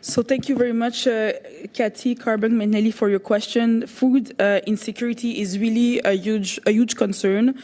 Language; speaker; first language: English; non-native, local second language; French